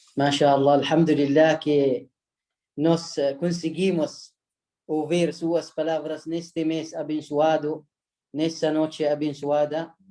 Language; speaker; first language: Portuguese; non-native, fluent; Arabic